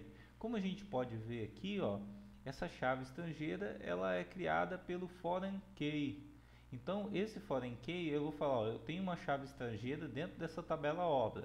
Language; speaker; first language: Portuguese; native; Portuguese